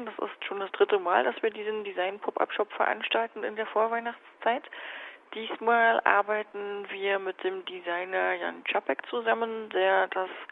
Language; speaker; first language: German; native; German